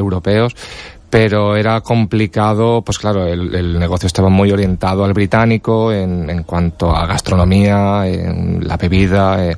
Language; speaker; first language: Spanish; early bilingual, other home language; English